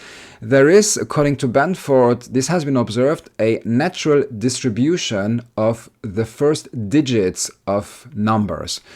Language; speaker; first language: English; non-native, fluent; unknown